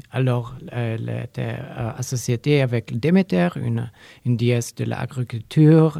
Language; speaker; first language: French; non-native, learner; Polish